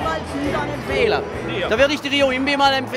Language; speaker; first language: German; native; German